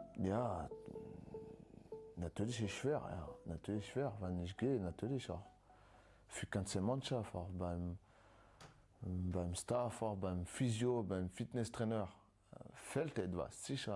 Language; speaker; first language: German; non-native, learner; French